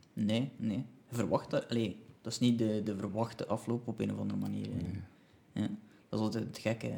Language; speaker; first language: Dutch; native; Dutch